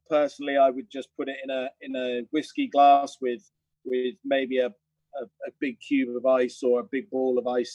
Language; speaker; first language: English; native; English